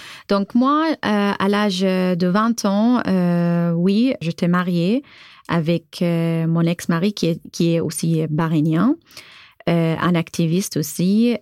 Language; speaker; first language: French; non-native, fluent; Arabic